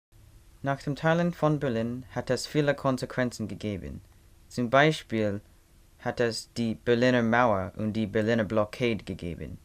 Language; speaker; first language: German; non-native, learner; English